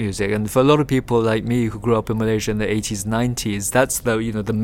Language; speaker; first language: English; non-native, local second language; Chinese